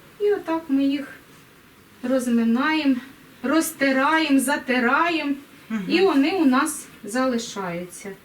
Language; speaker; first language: Ukrainian; native; Ukrainian